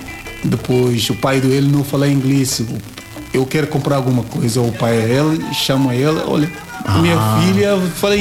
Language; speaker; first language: Portuguese; non-native, learner; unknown